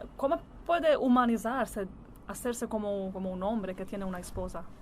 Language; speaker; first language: Spanish; non-native, learner; Italian